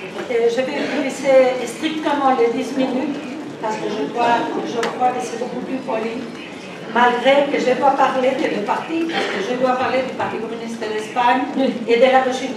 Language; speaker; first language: French; non-native, fluent; Spanish